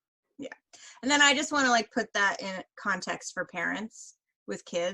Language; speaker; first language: English; native; English